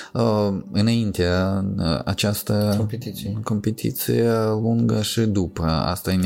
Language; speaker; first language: Romanian; non-native, local second language; Russian